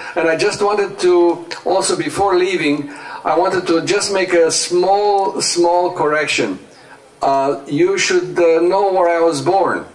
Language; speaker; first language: English; non-native, fluent; Romanian